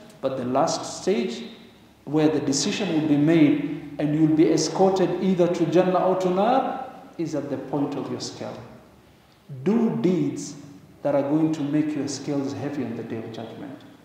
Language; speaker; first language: English; non-native, local second language; Swahili